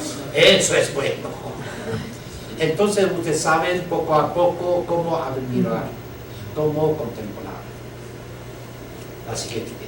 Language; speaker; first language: Spanish; non-native, learner; Chinese